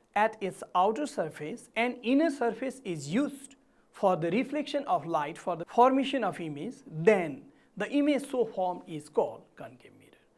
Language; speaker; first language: English; non-native, local second language; Nepali